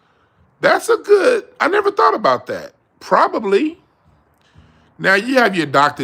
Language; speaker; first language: English; native; English